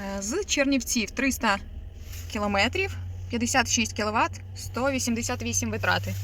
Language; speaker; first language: Ukrainian; non-native, local second language; Russian